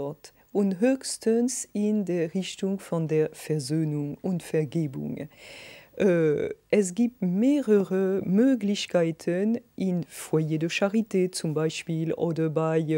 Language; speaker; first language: German; non-native, fluent; French